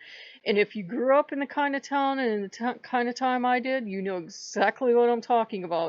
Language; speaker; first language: English; native; English